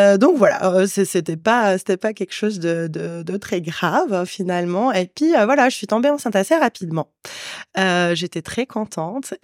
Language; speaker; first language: French; non-native, local second language; Arabic